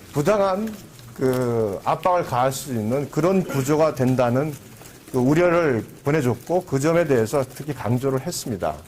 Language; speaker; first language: Korean; native; Korean